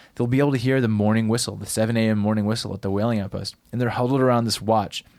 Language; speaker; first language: English; native; English